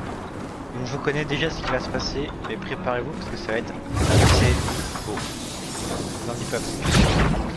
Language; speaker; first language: French; native; French